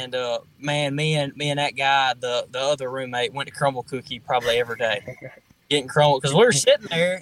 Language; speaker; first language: English; native; English